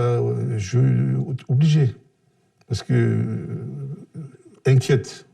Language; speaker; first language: French; non-native, learner; Turkish